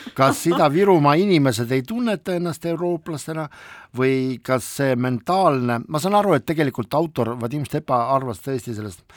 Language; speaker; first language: Estonian; non-native, local second language; Russian